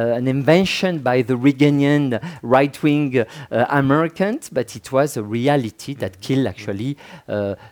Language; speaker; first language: English; non-native, fluent; French